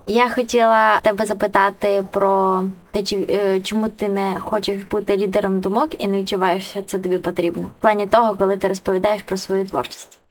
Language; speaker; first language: Ukrainian; native; Ukrainian